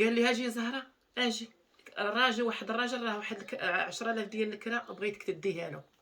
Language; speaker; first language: Arabic; native; Arabic